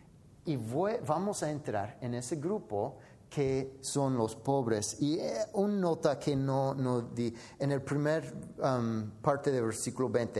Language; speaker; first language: Spanish; non-native, fluent; English